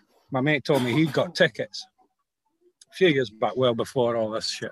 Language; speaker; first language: English; native; English